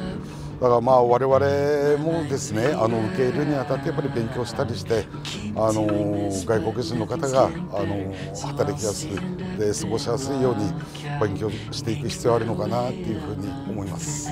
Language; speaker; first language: Japanese; native; Japanese